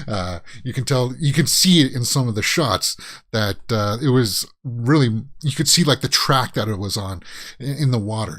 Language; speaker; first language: English; native; English